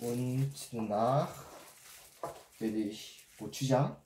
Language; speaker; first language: German; non-native, learner; Korean